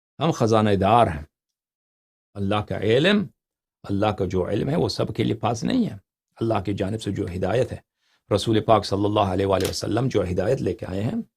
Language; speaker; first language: Urdu; non-native, fluent; Persian